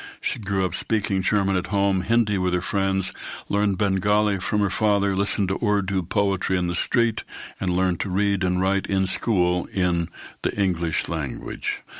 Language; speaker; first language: English; native; English